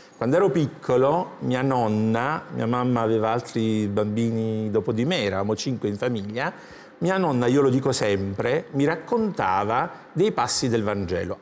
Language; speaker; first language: Italian; native; Italian